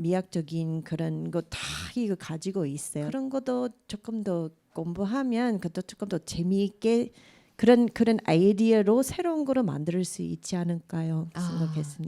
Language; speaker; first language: Korean; non-native, fluent; English